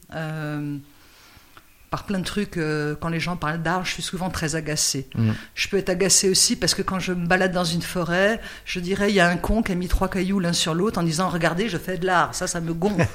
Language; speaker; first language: French; native; French